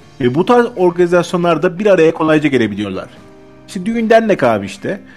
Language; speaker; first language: Turkish; native; Turkish